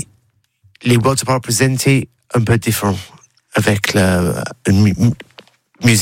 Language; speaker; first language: French; non-native, learner; English